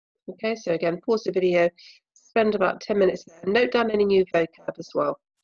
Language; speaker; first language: English; native; English